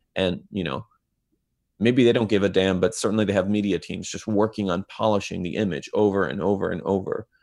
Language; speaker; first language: English; non-native, fluent; Hebrew